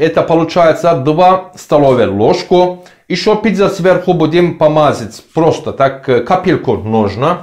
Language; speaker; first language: Russian; non-native, learner; Turkish